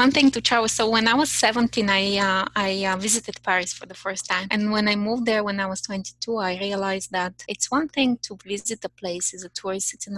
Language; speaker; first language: English; non-native, fluent; Bulgarian